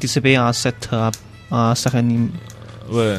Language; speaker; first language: French; non-native, learner; Chinese